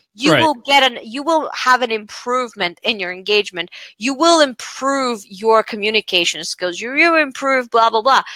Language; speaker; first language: English; non-native, fluent; Bulgarian